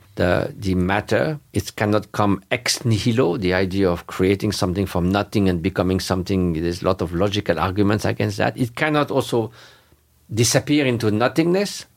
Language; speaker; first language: English; non-native, fluent; French